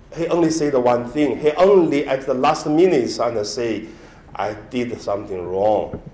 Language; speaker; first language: English; non-native, learner; Chinese